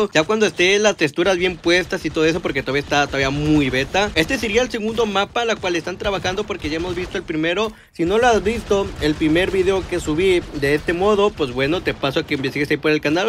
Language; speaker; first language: Spanish; native; Spanish